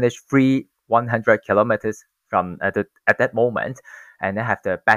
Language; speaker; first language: English; non-native, local second language; Cantonese